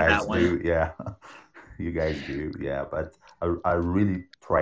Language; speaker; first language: English; non-native, fluent; Persian